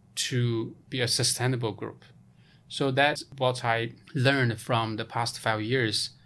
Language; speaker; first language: English; non-native, fluent; Chinese